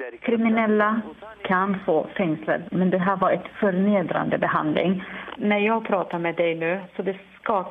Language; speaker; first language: Swedish; non-native, learner; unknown